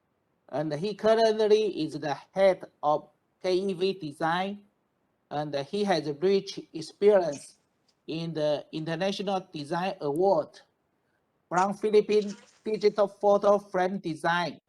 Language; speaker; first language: English; non-native, fluent; Chinese